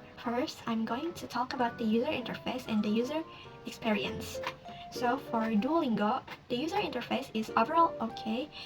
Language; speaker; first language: English; non-native, learner; Indonesian